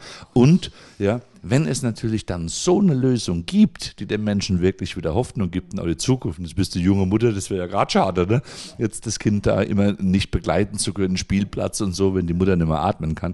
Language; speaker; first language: German; native; German